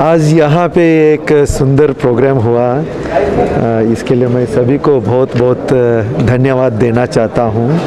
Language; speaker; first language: Hindi; non-native, local second language; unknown